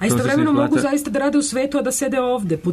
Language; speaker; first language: Serbian; native; Serbian